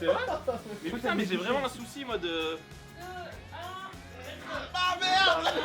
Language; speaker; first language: French; native; French